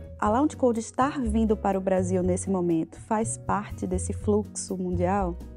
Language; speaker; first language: Portuguese; native; Portuguese